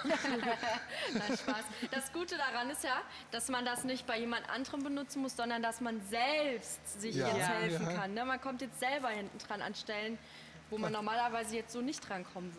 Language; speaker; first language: German; native; German